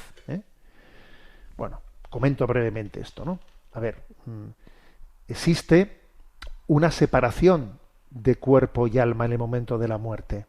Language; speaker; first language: Spanish; native; Spanish